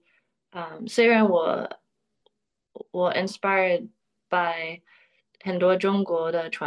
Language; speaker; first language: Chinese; early bilingual, other home language; English